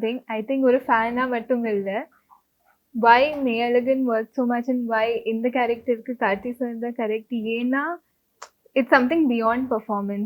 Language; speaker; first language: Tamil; non-native, local second language; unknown